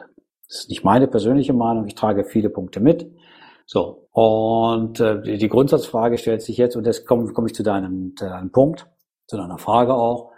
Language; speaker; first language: German; native; German